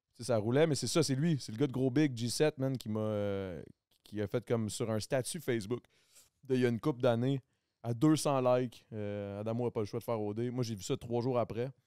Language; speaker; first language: French; native; French